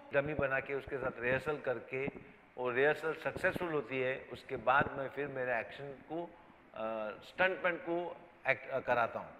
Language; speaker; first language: Hindi; native; Hindi